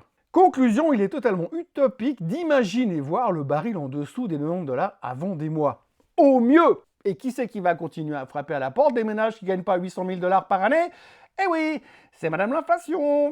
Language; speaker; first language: French; native; French